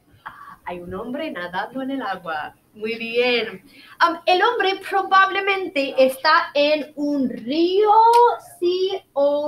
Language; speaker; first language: Spanish; non-native, fluent; English